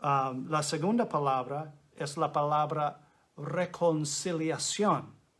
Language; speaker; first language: Spanish; non-native, fluent; English